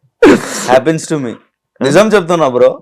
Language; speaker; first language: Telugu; non-native, learner; Hindi